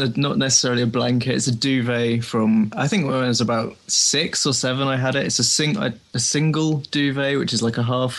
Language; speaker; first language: English; native; English